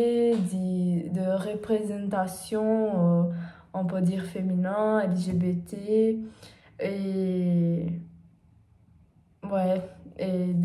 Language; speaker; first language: French; non-native, learner; Portuguese